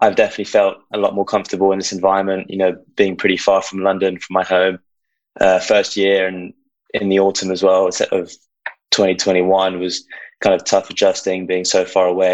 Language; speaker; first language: English; native; English